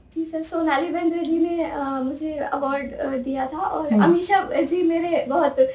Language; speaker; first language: Hindi; native; Hindi